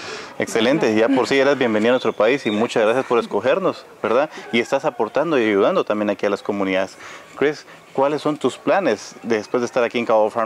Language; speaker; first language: Spanish; native; Spanish